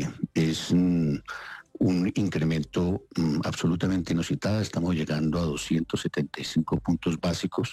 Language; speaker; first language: Spanish; native; Spanish